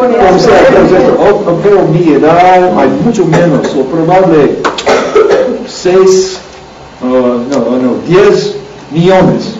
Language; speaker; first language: Spanish; non-native, learner; English